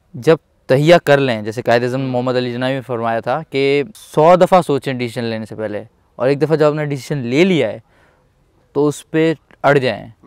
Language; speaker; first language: Urdu; non-native, local second language; Punjabi